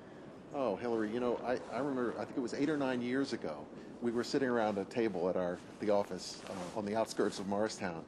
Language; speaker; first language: English; native; English